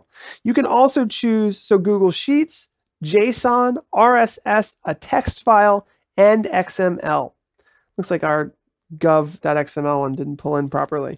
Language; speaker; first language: English; native; English